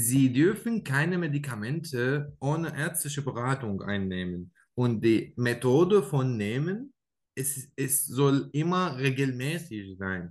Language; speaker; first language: German; non-native, learner; Arabic